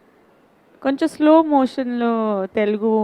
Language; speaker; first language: Telugu; non-native, learner; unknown